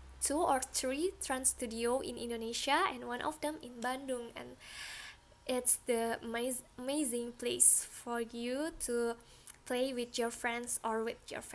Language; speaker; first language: English; non-native, learner; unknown